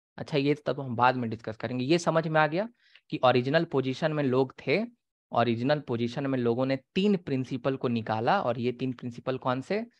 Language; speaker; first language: Hindi; native; Hindi